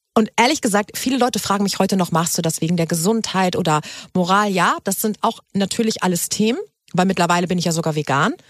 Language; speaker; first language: German; native; German